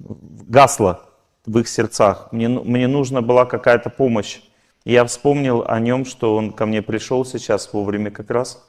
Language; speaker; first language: Russian; native; Russian